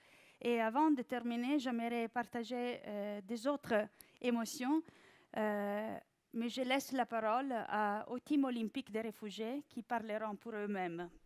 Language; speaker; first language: French; non-native, fluent; Italian